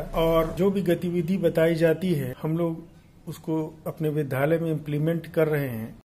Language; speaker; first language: Hindi; native; Hindi